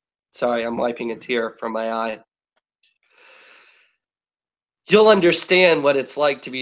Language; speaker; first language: English; native; English